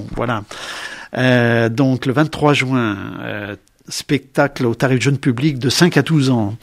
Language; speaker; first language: French; native; French